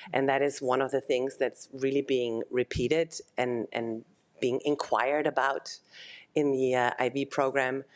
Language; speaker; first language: English; non-native, fluent; German